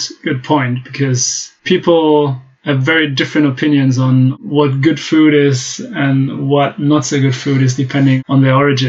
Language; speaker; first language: English; non-native, fluent; German